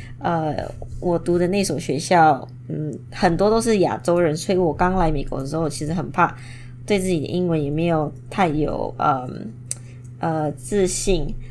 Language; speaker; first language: Chinese; non-native, fluent; Indonesian